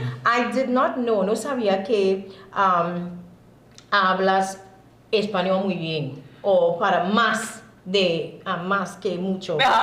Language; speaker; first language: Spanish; non-native, learner; English